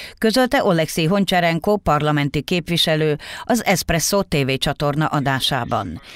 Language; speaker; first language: Hungarian; native; Hungarian